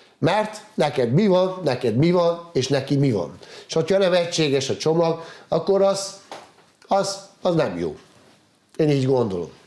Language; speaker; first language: Hungarian; native; Hungarian